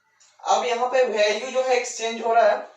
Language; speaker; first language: Hindi; native; Hindi